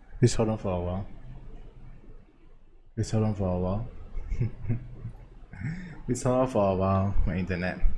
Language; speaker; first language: English; non-native, local second language; Chinese